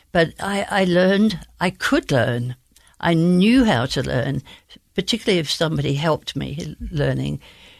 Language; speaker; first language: English; native; English